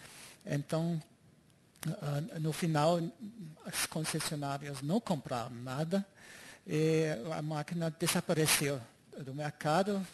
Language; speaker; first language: Portuguese; non-native, fluent; German